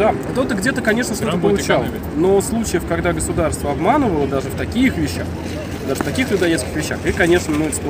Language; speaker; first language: Russian; native; Russian